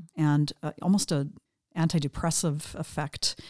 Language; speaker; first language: English; native; English